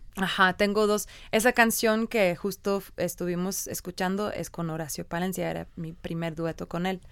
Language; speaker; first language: Spanish; non-native, learner; English